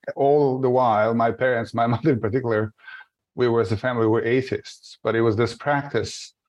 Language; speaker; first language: English; non-native, fluent; Bosnian